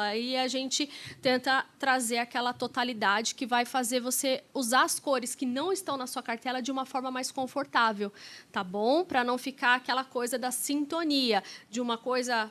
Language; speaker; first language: Portuguese; native; Portuguese